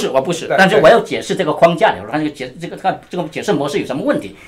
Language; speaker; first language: Chinese; native; Chinese